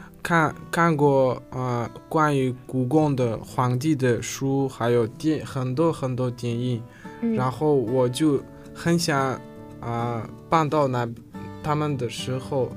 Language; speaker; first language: Chinese; non-native, learner; Uzbek